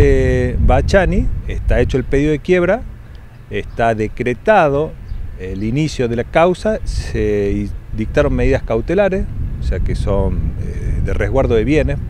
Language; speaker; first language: Spanish; native; Spanish